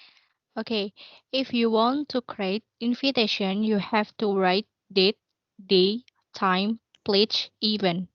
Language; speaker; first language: English; non-native, learner; Indonesian